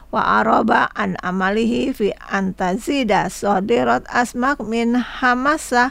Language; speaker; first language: Arabic; non-native, fluent; Indonesian